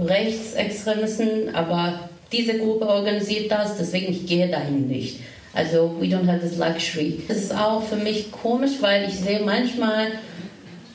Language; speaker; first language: German; non-native, fluent; Turkish